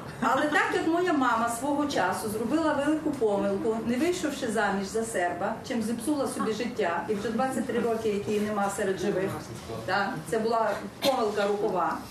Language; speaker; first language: Ukrainian; native; Ukrainian